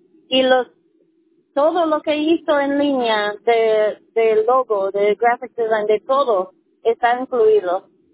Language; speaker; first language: Spanish; non-native, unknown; English